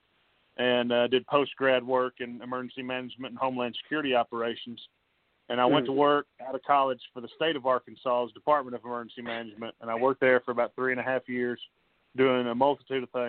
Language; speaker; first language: English; native; English